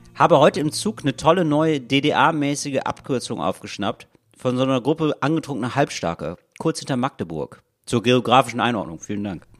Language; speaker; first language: German; native; German